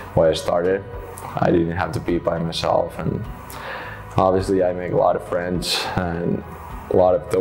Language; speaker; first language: English; non-native, fluent; Finnish